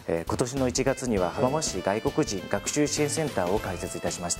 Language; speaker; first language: Japanese; native; Japanese